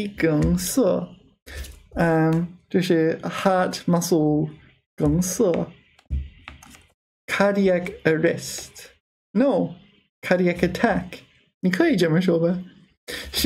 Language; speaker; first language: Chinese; non-native, learner; English